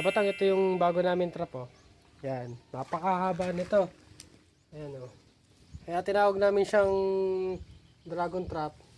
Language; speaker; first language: Filipino; native; Filipino